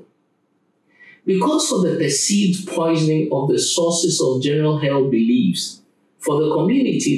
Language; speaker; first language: English; non-native, local second language; Akan